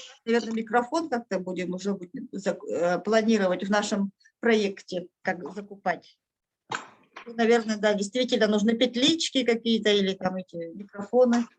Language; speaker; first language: Russian; native; Russian